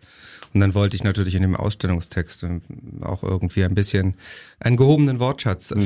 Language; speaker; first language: German; native; German